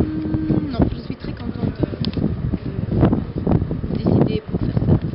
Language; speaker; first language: French; non-native, fluent; German